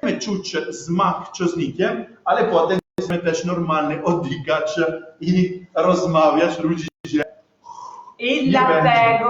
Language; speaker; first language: Polish; non-native, learner; Italian